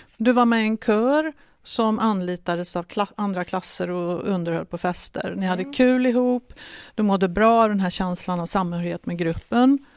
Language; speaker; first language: Swedish; native; Swedish